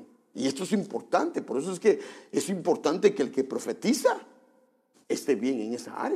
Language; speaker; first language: Spanish; native; Spanish